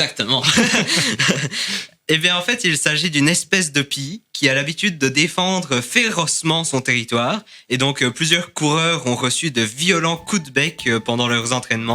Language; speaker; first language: French; native; French